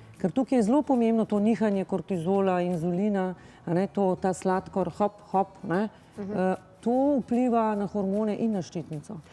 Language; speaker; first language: Slovenian; native; Slovenian